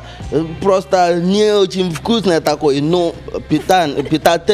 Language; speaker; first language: Russian; non-native, learner; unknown